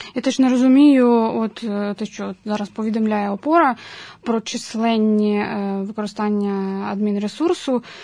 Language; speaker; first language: Ukrainian; native; Ukrainian